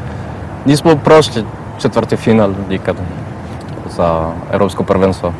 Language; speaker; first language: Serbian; non-native, fluent; French